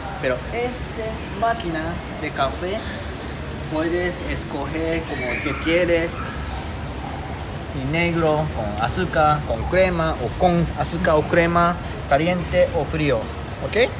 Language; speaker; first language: Spanish; non-native, learner; Japanese